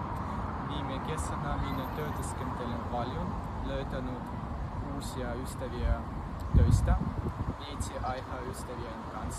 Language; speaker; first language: Finnish; non-native, learner; Russian